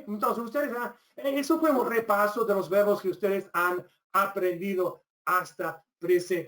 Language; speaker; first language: Spanish; non-native, fluent; English